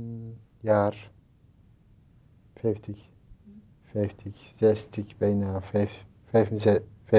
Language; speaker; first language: Dutch; non-native, learner; Turkish